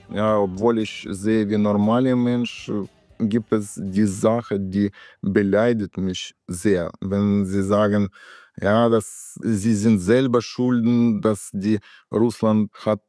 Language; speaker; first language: German; non-native, learner; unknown